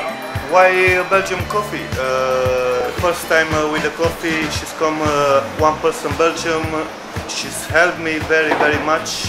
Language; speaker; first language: English; non-native, learner; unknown